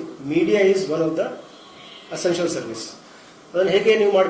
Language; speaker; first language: Kannada; non-native, fluent; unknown